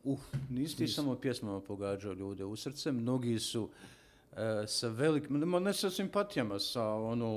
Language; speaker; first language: Serbian; native; Serbian